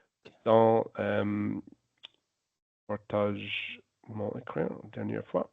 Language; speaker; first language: French; non-native, local second language; German